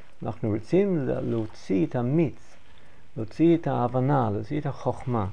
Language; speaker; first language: Hebrew; non-native, learner; English